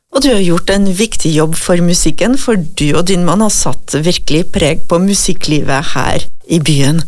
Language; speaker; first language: Norwegian; native; Norwegian